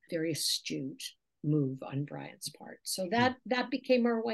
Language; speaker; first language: English; native; English